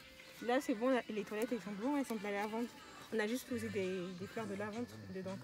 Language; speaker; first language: French; native; French